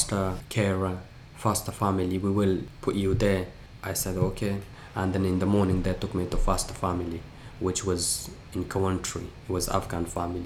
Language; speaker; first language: English; early bilingual, other home language; Persian